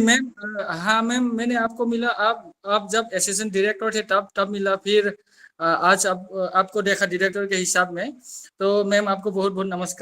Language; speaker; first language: Hindi; non-native, local second language; Assamese